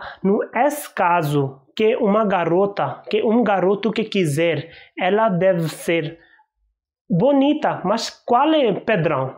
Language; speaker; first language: Portuguese; non-native, learner; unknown